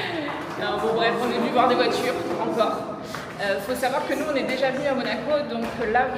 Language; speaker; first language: French; native; French